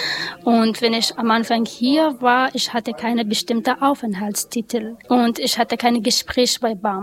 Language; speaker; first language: German; non-native, learner; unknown